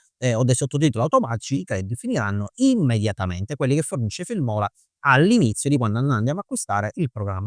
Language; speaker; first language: Italian; native; Italian